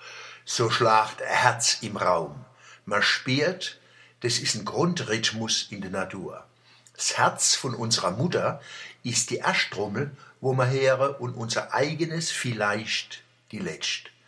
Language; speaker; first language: German; native; German